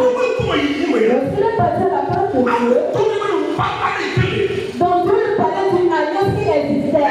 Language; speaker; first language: French; native; French